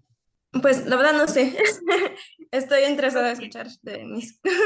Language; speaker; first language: Spanish; early bilingual, heritage; Spanish